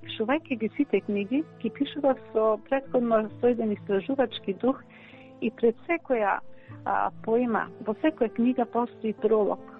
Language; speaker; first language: Macedonian; native; Macedonian